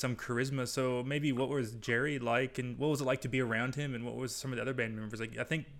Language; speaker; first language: English; native; English